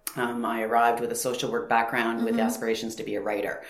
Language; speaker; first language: English; native; English